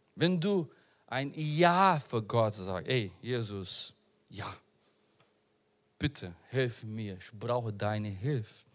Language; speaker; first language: German; non-native, learner; Portuguese